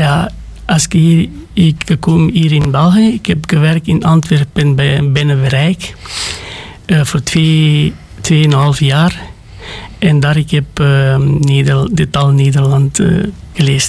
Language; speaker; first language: Dutch; non-native, learner; Romanian